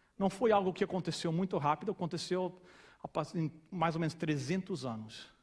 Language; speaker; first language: Portuguese; non-native, fluent; English